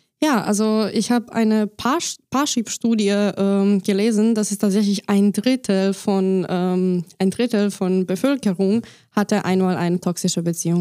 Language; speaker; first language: German; non-native, fluent; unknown